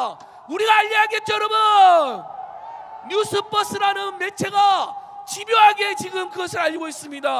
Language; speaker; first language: Korean; native; Korean